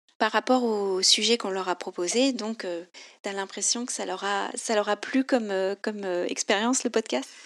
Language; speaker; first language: French; native; French